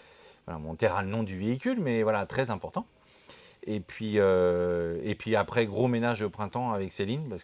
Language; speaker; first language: French; native; French